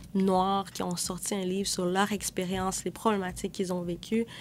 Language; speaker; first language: French; native; French